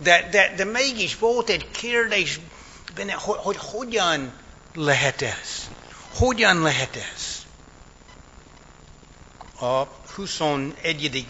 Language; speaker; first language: Hungarian; non-native, fluent; English